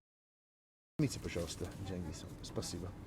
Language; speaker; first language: Russian; non-native, learner; English